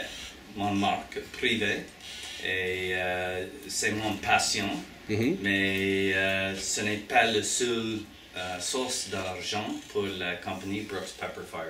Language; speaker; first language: French; non-native, learner; English